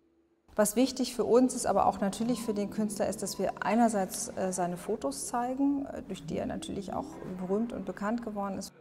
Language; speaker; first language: German; native; German